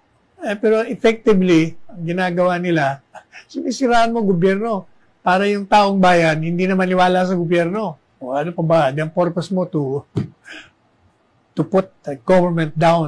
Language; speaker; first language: Filipino; native; Filipino